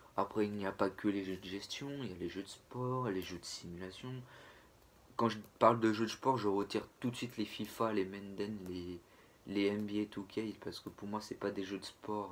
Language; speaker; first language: French; native; French